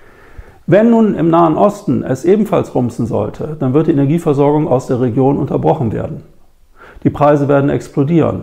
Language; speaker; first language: German; native; German